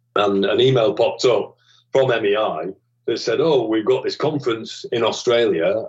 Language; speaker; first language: English; native; English